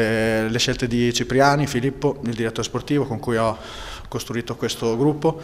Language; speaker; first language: Italian; native; Italian